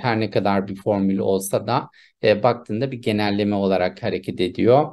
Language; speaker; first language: Turkish; native; Turkish